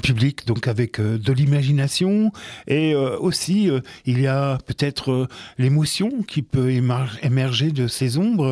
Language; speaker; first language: French; native; French